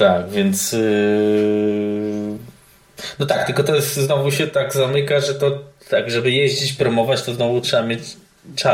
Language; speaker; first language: Polish; native; Polish